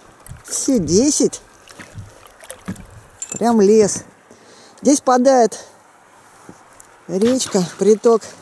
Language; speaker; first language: Russian; native; Russian